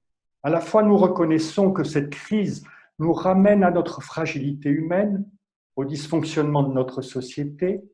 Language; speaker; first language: French; native; French